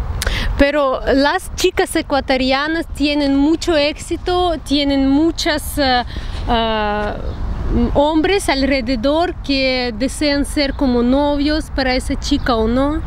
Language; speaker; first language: Spanish; non-native, fluent; Russian